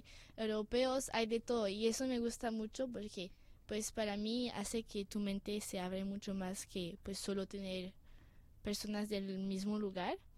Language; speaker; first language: Spanish; non-native, local second language; French